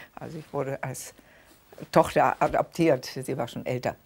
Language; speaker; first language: German; early bilingual, other home language; Danish